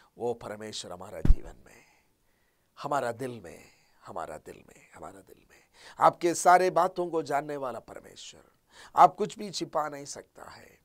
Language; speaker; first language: Hindi; non-native, local second language; Malayalam